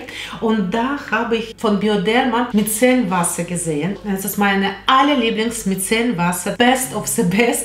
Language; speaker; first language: German; non-native, fluent; Russian